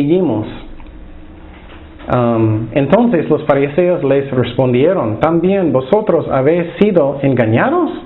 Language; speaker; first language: Spanish; non-native, fluent; English